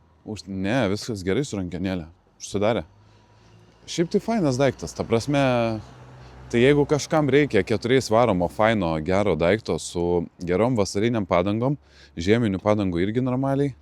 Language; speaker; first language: Lithuanian; native; Lithuanian